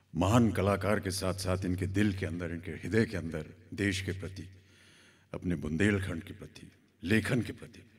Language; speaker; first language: Hindi; native; Hindi